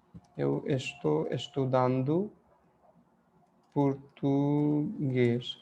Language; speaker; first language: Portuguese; non-native, fluent; Hindi